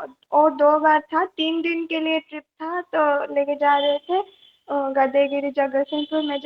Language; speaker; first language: Hindi; non-native, local second language; Odia